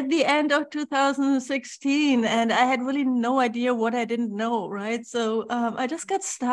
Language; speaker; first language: English; non-native, fluent; German